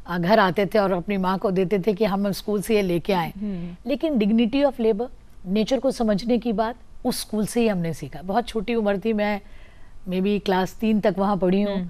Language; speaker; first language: Hindi; native; Hindi